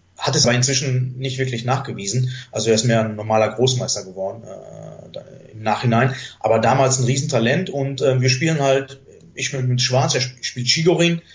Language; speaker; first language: German; native; German